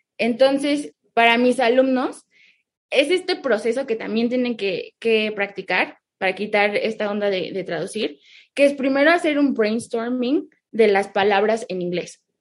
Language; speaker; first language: Spanish; early bilingual, heritage; Spanish